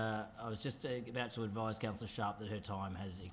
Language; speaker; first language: English; native; English